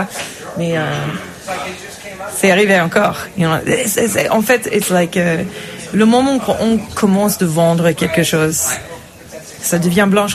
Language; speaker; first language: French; non-native, fluent; English